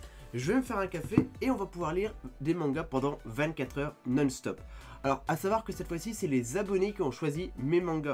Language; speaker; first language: French; native; French